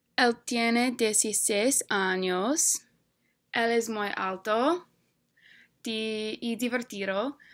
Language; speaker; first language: Spanish; non-native, learner; English